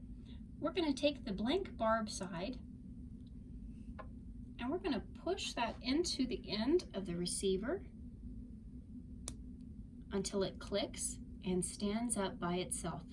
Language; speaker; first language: English; native; English